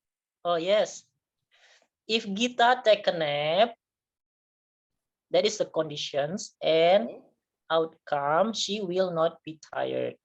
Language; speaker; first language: English; non-native, learner; Indonesian